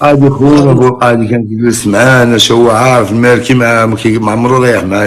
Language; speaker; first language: Arabic; native; Arabic